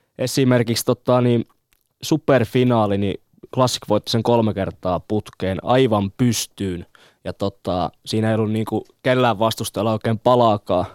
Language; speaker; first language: Finnish; native; Finnish